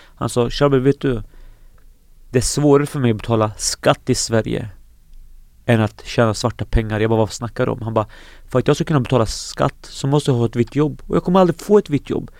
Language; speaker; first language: Swedish; early bilingual, other home language; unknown